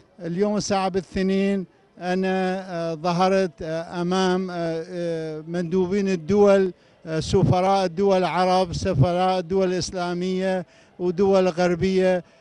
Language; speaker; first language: Arabic; native; Arabic